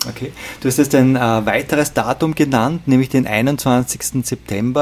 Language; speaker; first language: German; native; German